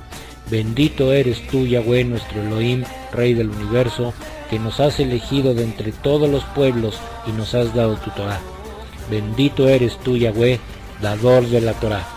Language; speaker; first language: Spanish; native; Spanish